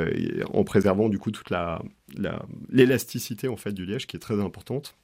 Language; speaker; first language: French; native; French